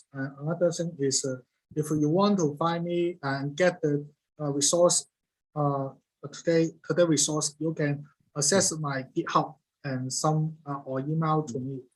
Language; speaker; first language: English; non-native, learner; Cantonese